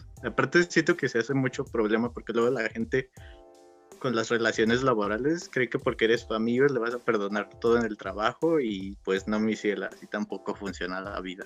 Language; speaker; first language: Spanish; native; Spanish